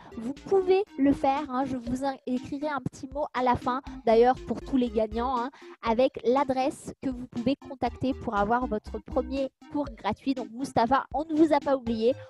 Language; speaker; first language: French; native; French